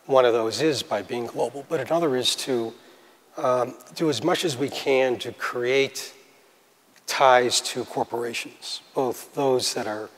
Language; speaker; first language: English; native; English